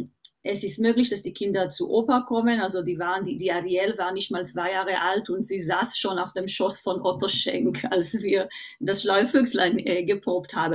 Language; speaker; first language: German; non-native, fluent; Hebrew